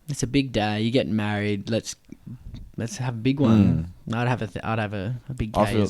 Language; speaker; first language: English; native; English